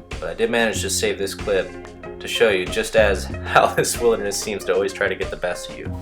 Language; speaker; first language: English; native; English